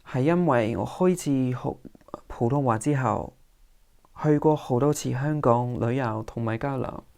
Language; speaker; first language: Chinese; non-native, fluent; English